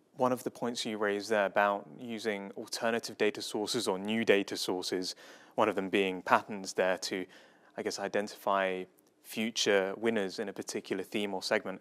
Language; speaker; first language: English; native; English